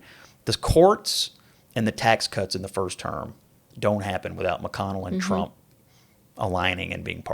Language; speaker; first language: English; native; English